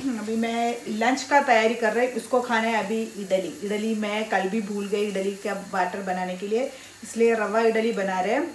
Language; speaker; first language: Hindi; non-native, local second language; Malayalam